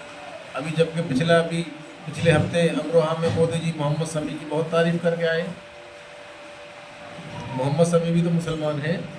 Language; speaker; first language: Hindi; native; Hindi